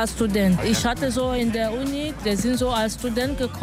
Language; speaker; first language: German; non-native, learner; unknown